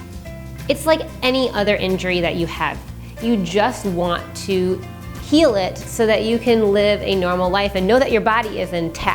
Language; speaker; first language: English; native; English